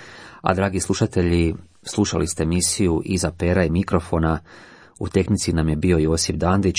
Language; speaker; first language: Croatian; native; Croatian